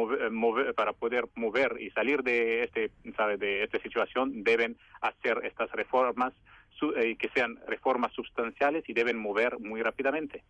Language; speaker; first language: Spanish; non-native, fluent; Arabic